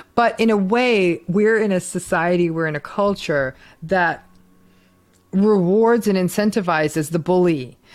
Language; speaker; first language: English; early bilingual, other home language; Hindi